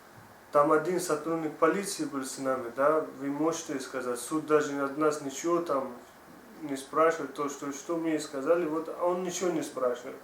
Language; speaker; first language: Russian; non-native, learner; Tajik